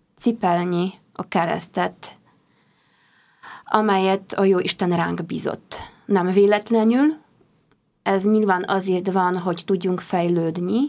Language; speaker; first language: Hungarian; non-native, fluent; Polish